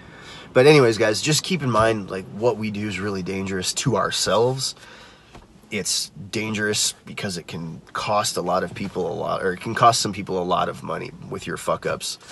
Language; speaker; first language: English; native; English